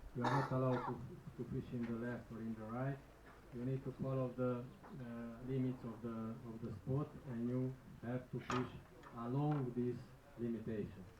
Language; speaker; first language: English; non-native, learner; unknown